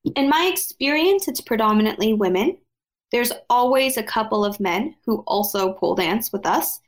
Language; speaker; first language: English; native; English